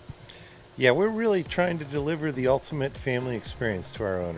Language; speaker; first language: English; native; English